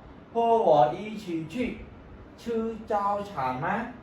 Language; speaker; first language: Chinese; non-native, fluent; Khmer